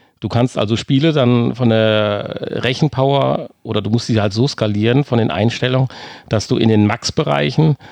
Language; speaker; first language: German; native; German